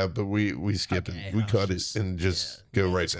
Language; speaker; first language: English; native; English